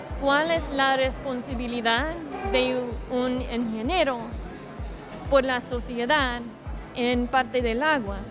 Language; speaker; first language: Spanish; non-native, learner; English